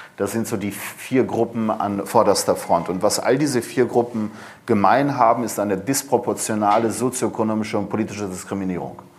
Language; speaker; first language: German; early bilingual, other home language; Persian